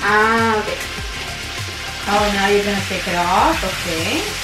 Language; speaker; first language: English; non-native, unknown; Portuguese